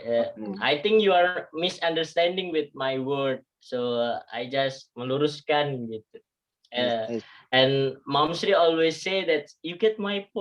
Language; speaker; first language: English; non-native, learner; Indonesian